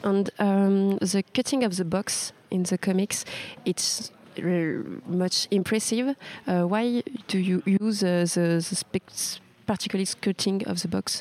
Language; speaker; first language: English; non-native, learner; Portuguese